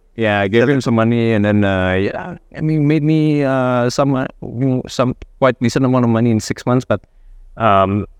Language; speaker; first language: English; non-native, fluent; Indonesian